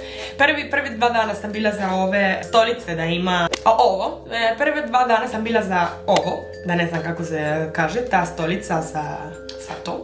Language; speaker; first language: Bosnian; early bilingual, heritage; Spanish